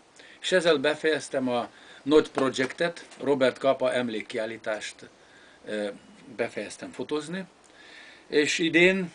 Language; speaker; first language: Hungarian; non-native, fluent; Lithuanian